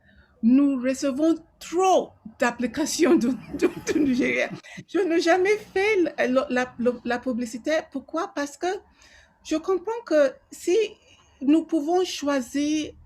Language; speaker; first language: French; non-native, local second language; Yoruba